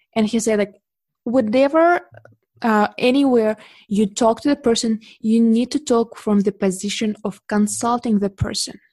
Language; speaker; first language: English; non-native, fluent; Russian